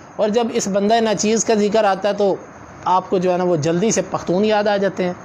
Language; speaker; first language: Urdu; non-native, local second language; Punjabi